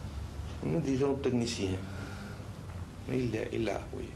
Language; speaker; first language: French; non-native, learner; Spanish